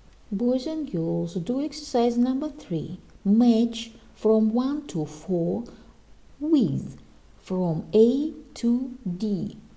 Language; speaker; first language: English; non-native, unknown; Russian